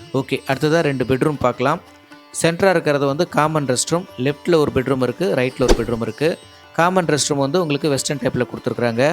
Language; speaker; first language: Tamil; native; Tamil